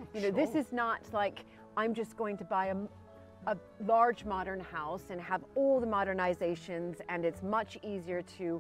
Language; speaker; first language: English; native; English